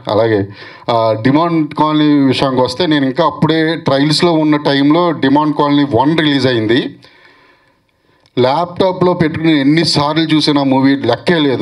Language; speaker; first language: Telugu; native; Telugu